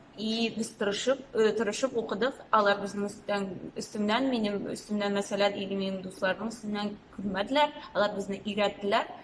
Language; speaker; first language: Tatar; non-native, local second language; Russian